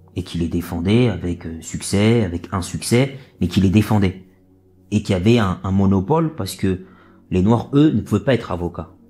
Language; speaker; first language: French; native; French